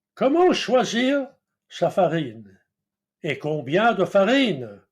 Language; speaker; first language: French; non-native, fluent; English